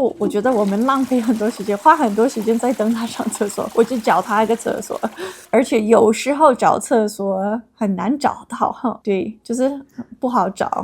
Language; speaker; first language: Chinese; non-native, fluent; English